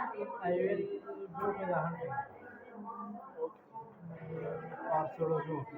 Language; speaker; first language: English; non-native, learner; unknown